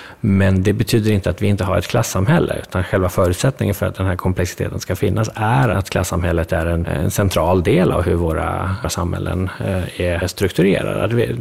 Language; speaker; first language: Swedish; early bilingual, other home language; Persian